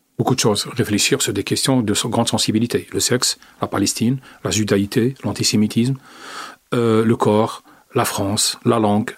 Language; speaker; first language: French; non-native, local second language; Arabic